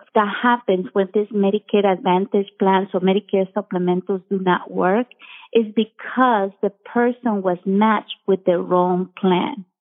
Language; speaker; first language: English; non-native, fluent; Spanish